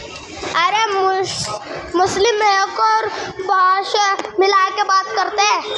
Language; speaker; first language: Hindi; non-native, local second language; Kannada